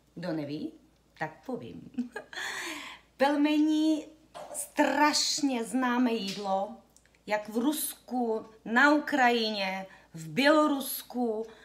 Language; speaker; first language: Czech; early bilingual, heritage; Russian